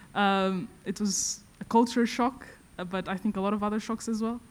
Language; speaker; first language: English; non-native, fluent; Portuguese